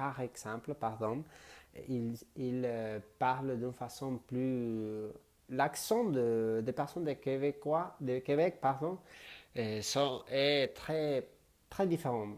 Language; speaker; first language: French; non-native, learner; Spanish